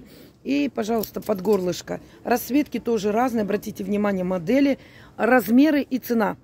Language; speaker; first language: Russian; native; Russian